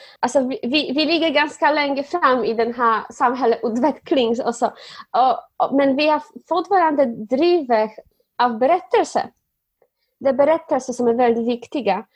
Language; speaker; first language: Swedish; non-native, fluent; Polish